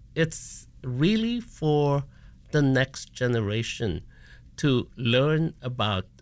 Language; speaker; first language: English; non-native, local second language; Filipino